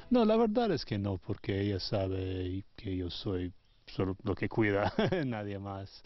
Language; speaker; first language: Spanish; non-native, fluent; English